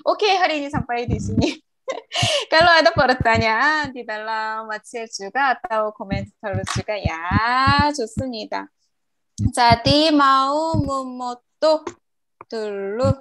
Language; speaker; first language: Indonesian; non-native, learner; Korean